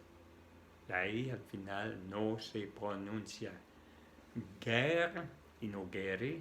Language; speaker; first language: Spanish; non-native, fluent; French